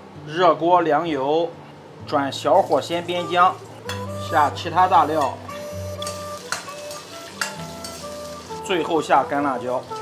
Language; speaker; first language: Chinese; native; Chinese